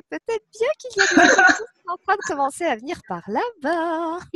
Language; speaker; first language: French; native; French